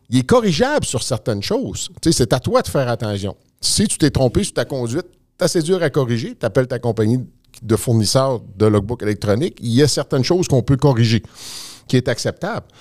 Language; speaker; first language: French; native; French